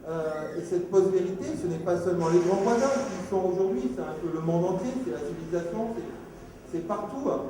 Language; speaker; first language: French; native; French